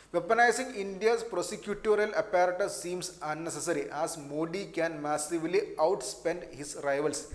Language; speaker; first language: English; non-native, local second language; Malayalam